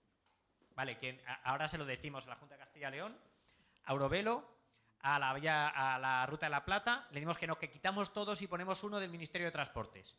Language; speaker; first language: Spanish; native; Spanish